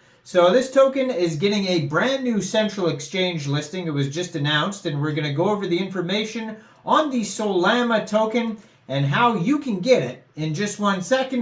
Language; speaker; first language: English; native; English